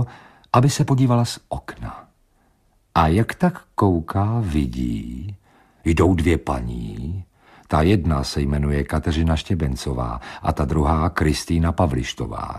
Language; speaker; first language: Czech; native; Czech